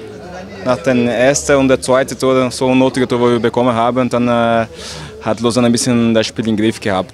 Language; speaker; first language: German; non-native, fluent; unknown